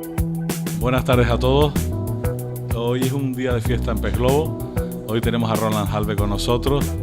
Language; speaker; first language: Spanish; native; Spanish